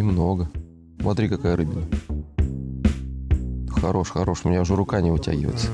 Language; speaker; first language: Russian; native; Russian